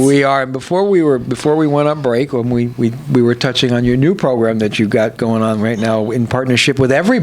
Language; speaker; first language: English; native; English